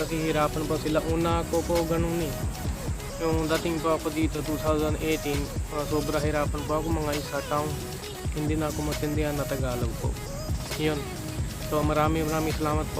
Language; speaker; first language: Filipino; non-native, learner; Punjabi